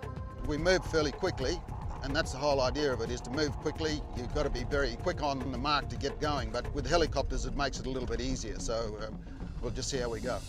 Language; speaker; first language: English; native; English